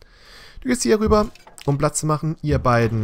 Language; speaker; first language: German; native; German